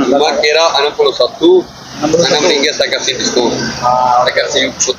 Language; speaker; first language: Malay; non-native, learner; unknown